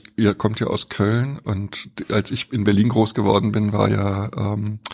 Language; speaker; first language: German; native; German